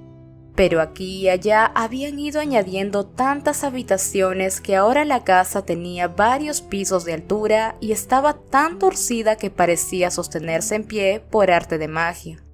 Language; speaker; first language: Spanish; native; Spanish